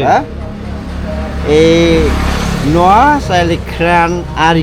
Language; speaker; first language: French; non-native, learner; Khmer